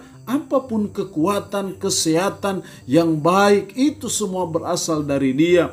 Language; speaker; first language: Indonesian; native; Indonesian